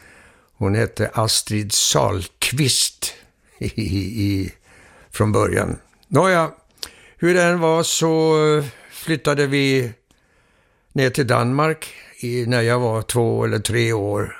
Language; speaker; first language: Swedish; early bilingual, heritage; Swedish